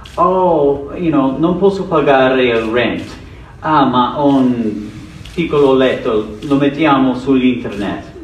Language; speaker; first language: Italian; non-native, learner; English